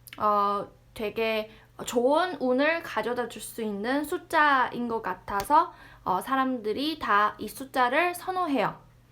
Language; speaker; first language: Korean; non-native, fluent; Chinese